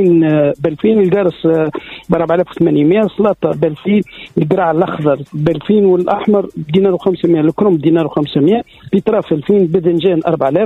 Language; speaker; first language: Arabic; native; Arabic